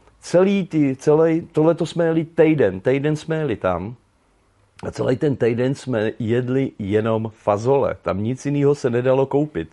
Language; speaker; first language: Czech; native; Czech